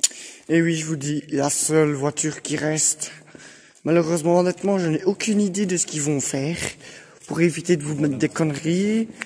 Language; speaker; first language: French; native; French